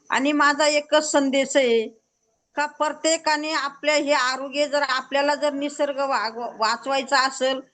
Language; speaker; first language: Marathi; native; Marathi